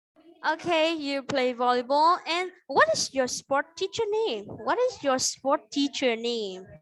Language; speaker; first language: English; non-native, fluent; Vietnamese